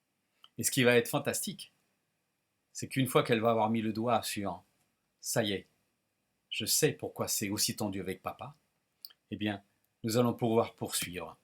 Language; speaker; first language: French; native; French